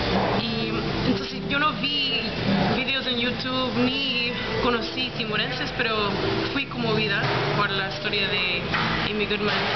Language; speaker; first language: Spanish; non-native, fluent; English